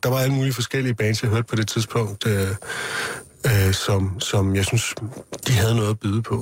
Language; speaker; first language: Danish; native; Danish